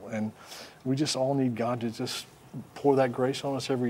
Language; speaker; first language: English; native; English